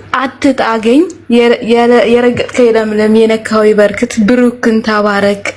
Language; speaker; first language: Amharic; native; Amharic